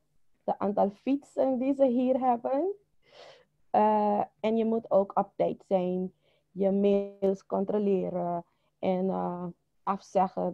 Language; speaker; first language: Dutch; non-native, local second language; Papiamento